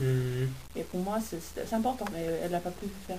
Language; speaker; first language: French; non-native, fluent; Swedish